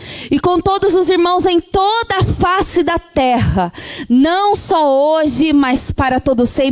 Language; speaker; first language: Portuguese; native; Portuguese